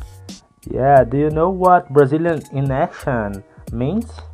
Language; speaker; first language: English; non-native, learner; Portuguese